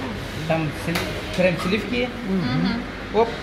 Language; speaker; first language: Russian; non-native, learner; Turkish